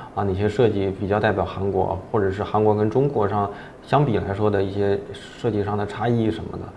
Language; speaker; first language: Chinese; native; Chinese